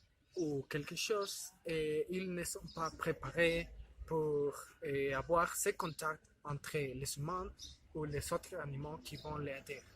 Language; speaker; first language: French; non-native, learner; Spanish